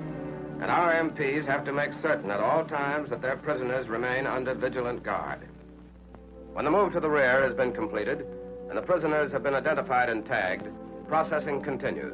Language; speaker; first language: English; native; English